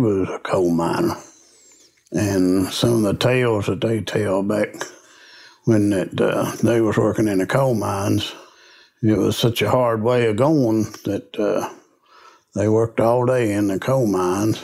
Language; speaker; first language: English; native; English